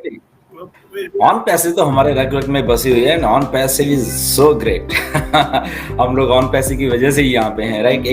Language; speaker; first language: Hindi; native; Hindi